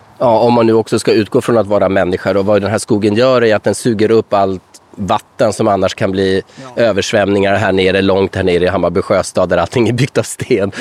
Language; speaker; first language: Swedish; native; Swedish